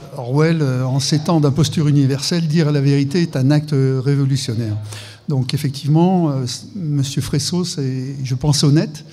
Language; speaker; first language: French; native; French